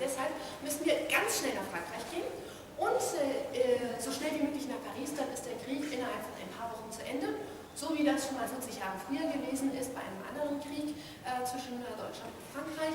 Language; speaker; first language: German; native; German